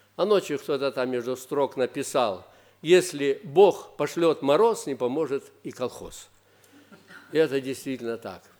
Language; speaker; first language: Russian; native; Russian